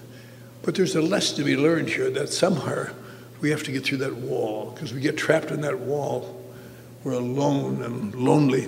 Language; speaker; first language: English; native; English